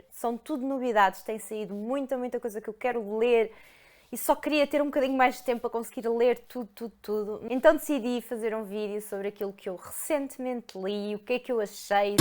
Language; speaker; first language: Portuguese; native; Portuguese